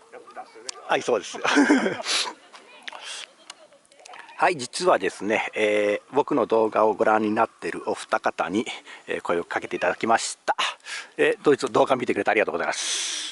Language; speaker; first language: Japanese; native; Japanese